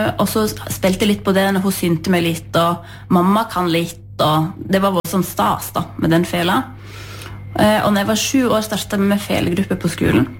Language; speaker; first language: Norwegian; native; Norwegian